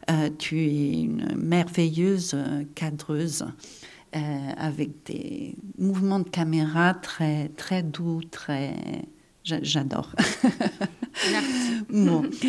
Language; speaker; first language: French; non-native, fluent; Catalan